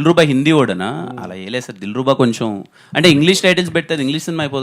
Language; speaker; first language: Telugu; native; Telugu